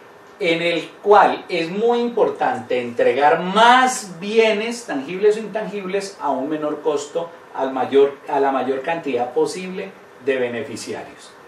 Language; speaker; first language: Spanish; native; Spanish